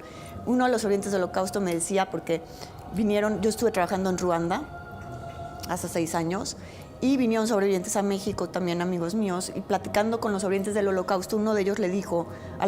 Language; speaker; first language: Spanish; native; Spanish